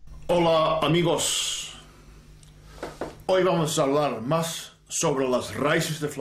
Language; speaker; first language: Spanish; non-native, fluent; Dutch